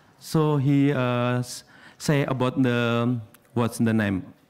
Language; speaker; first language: English; non-native, learner; Indonesian